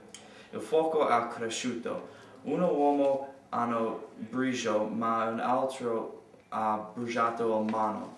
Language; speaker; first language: Italian; non-native, learner; English